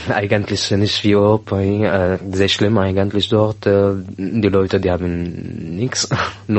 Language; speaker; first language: German; non-native, learner; Arabic